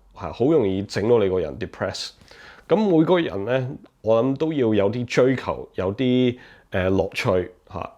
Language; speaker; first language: Cantonese; early bilingual, heritage; Cantonese